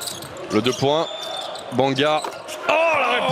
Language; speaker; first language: French; native; French